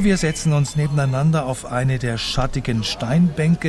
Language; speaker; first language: German; native; German